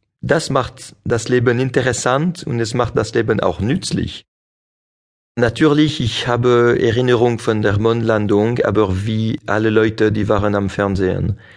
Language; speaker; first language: German; non-native, local second language; French